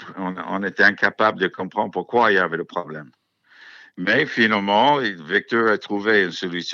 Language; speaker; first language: French; non-native, fluent; English